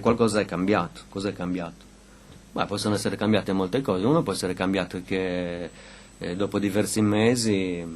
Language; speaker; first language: Italian; native; Italian